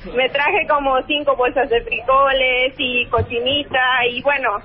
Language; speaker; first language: Spanish; native; Spanish